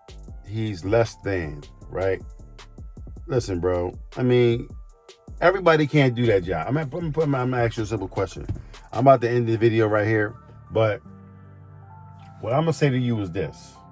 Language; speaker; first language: English; native; English